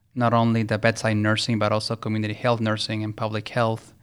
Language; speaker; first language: English; early bilingual, other home language; Spanish